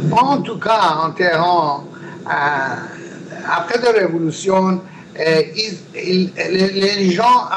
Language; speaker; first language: French; non-native, learner; Persian